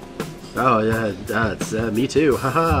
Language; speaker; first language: English; native; English